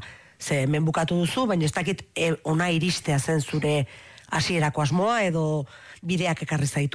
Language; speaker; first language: Basque; native; Basque